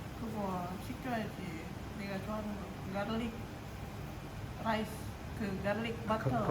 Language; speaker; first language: Korean; non-native, learner; Indonesian